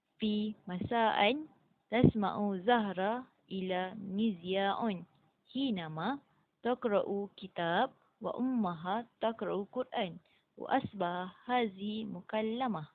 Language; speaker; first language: Arabic; non-native, learner; Malay